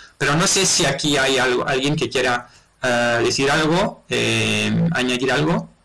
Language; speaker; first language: Spanish; non-native, fluent; Italian